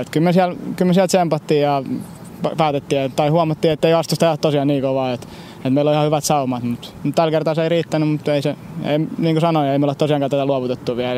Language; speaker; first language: Finnish; native; Finnish